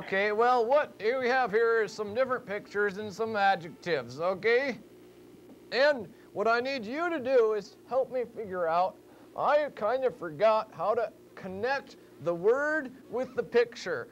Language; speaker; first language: English; native; English